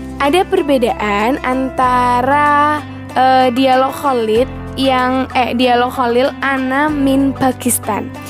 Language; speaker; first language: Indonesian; native; Indonesian